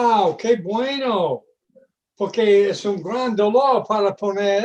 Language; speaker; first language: Spanish; non-native, learner; English